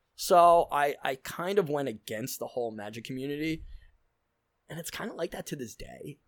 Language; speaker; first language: English; native; English